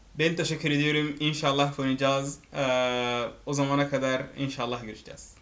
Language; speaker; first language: Turkish; non-native, fluent; Arabic